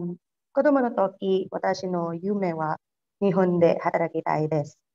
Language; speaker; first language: Japanese; non-native, learner; Filipino